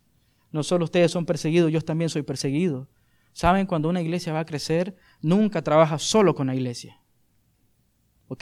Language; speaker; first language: Spanish; native; Spanish